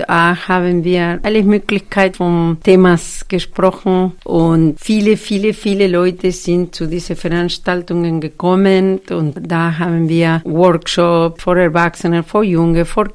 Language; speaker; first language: German; non-native, fluent; Spanish